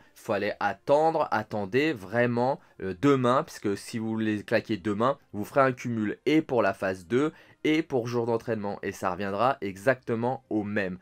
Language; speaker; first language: French; native; French